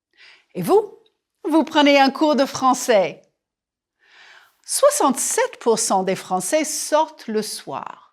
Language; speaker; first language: French; non-native, fluent; English